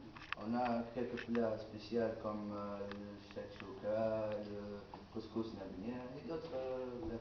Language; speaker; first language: French; non-native, local second language; Arabic